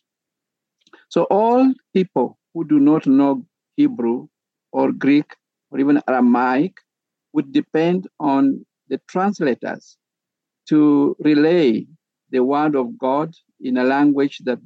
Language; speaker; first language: English; non-native, local second language; Kalenjin